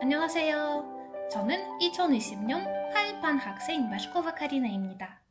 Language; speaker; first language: Korean; non-native, fluent; Russian